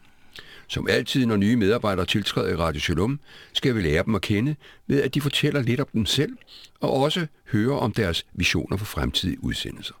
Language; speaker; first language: Danish; native; Danish